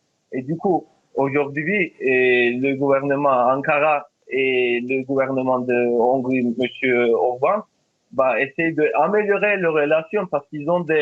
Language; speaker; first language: French; non-native, fluent; Turkish